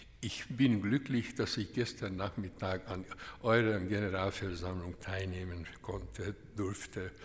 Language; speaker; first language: German; non-native, fluent; Hungarian